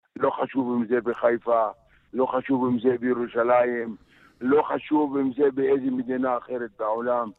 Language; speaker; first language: Hebrew; non-native, local second language; Arabic